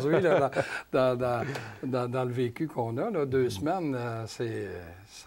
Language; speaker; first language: French; native; French